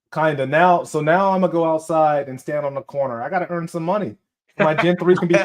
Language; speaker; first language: English; native; English